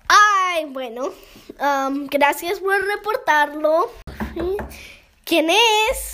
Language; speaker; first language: Spanish; early bilingual, heritage; Spanish